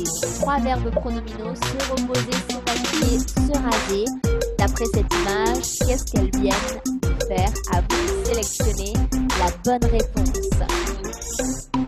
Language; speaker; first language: French; native; French